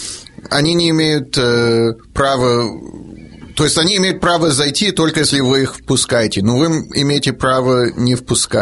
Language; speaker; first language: Russian; early bilingual, heritage; Russian